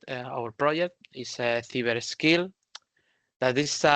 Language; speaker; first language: English; non-native, learner; Spanish